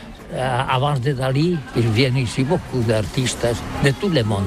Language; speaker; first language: French; non-native, learner; Catalan